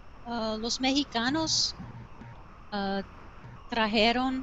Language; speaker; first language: Spanish; non-native, learner; English